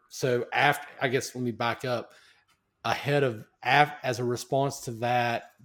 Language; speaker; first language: English; native; English